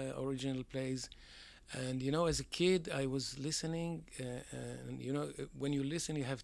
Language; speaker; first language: English; non-native, fluent; Arabic